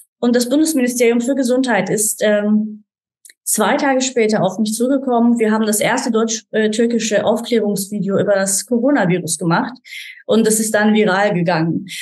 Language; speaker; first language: German; non-native, fluent; Turkish